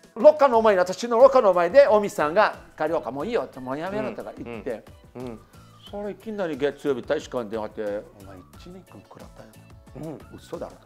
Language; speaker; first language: Japanese; non-native, fluent; Portuguese